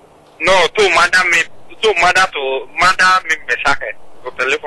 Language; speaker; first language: Spanish; non-native, learner; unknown